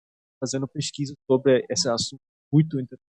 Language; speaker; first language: Portuguese; non-native, fluent; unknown